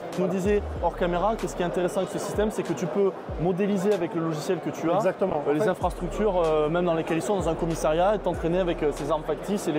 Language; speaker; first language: French; native; French